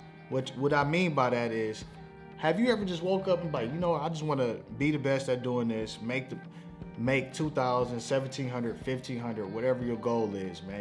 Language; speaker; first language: English; native; English